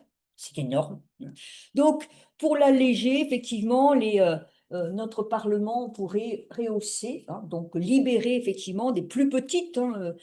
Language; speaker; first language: French; native; French